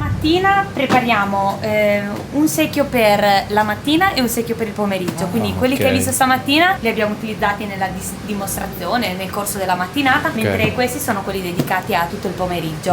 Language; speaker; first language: Italian; native; Italian